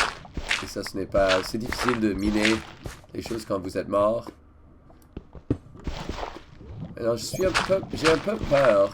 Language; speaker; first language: French; non-native, learner; English